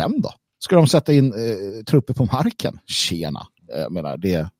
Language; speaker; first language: Swedish; native; Swedish